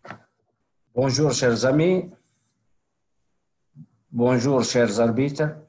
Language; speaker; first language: French; non-native, local second language; Arabic